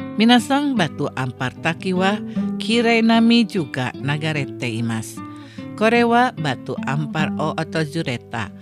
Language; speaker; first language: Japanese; non-native, fluent; Indonesian